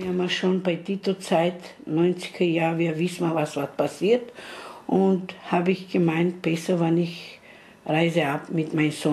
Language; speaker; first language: German; non-native, learner; Romany